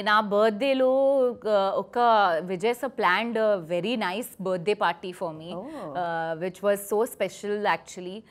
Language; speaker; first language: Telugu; non-native, fluent; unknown